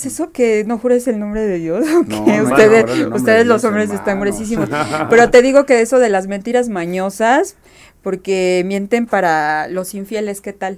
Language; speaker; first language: Spanish; native; Spanish